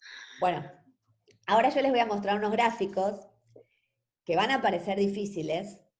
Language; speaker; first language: Spanish; native; Spanish